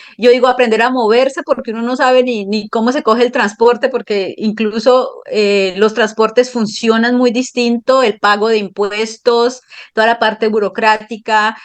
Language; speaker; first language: Spanish; native; Spanish